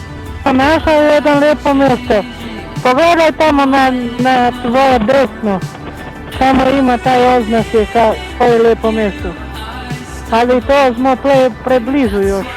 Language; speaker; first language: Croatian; non-native, learner; Portuguese